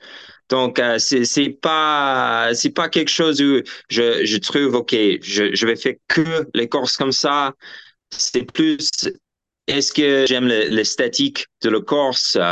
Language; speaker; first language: French; non-native, fluent; English